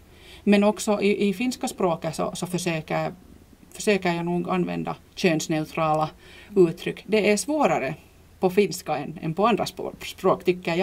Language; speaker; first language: Swedish; non-native, local second language; Finnish